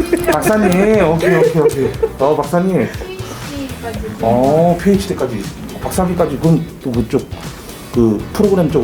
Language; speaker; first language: Korean; native; Korean